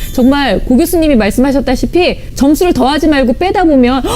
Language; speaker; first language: Korean; native; Korean